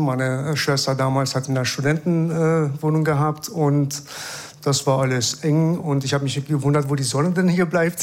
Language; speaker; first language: German; early bilingual, other home language; Persian